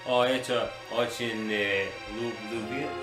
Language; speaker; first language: Russian; non-native, learner; English